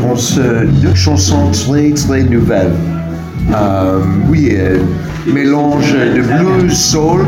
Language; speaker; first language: French; non-native, learner; English